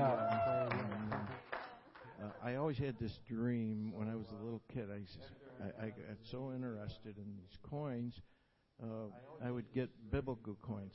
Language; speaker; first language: English; native; English